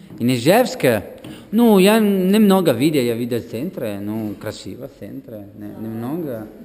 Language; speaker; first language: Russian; non-native, learner; Italian